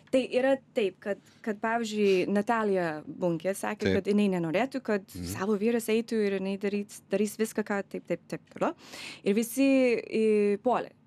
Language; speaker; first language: Lithuanian; early bilingual, other home language; English